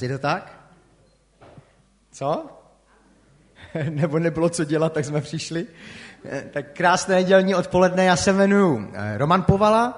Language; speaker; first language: Czech; native; Czech